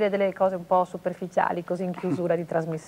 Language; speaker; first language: Italian; native; Italian